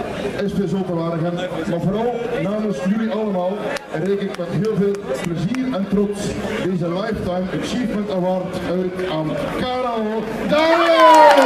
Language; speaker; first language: Dutch; native; Dutch